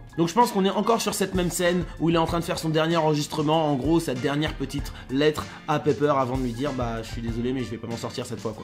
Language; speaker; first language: French; native; French